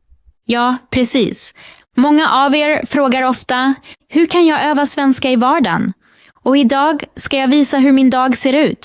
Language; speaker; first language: Swedish; non-native, fluent; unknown